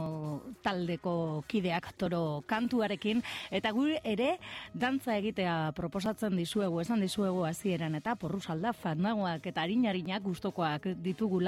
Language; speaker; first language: Basque; native; Basque